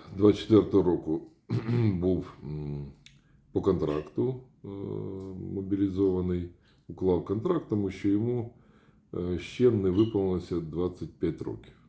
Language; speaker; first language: Ukrainian; native; Ukrainian